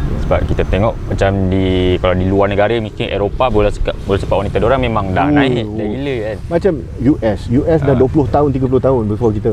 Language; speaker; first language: Malay; native; Malay